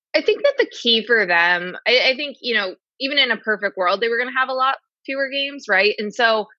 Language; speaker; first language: English; native; English